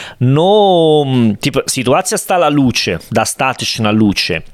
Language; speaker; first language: Russian; non-native, learner; Italian